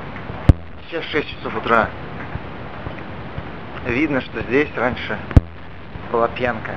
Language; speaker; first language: Russian; early bilingual, heritage; Russian